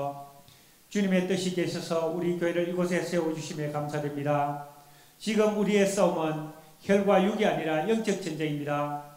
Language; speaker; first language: Korean; native; Korean